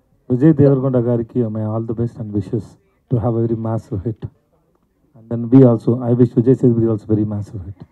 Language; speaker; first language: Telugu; non-native, learner; Tamil